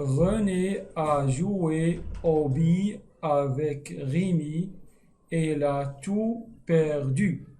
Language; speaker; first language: French; non-native, local second language; Arabic